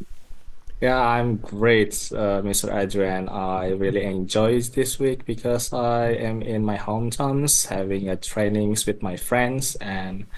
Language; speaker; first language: English; non-native, learner; Indonesian